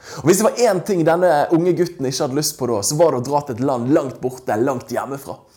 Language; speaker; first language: Norwegian; native; Norwegian